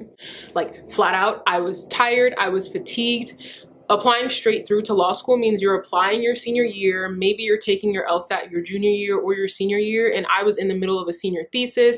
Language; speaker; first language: English; early bilingual, other home language; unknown